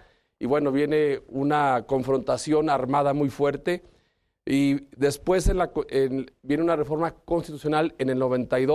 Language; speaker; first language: Spanish; native; Spanish